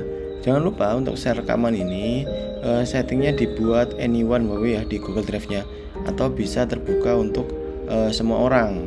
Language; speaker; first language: Indonesian; native; Indonesian